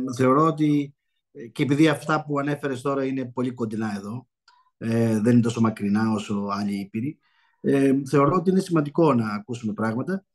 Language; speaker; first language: Greek; early bilingual, heritage; Greek